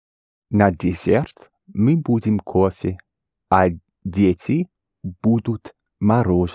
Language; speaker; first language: Russian; non-native, learner; English